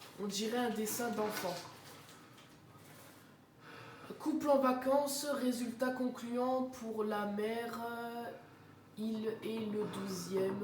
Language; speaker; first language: French; native; French